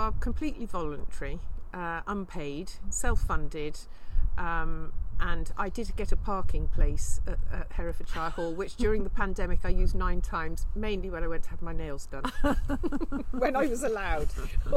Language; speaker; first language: English; native; English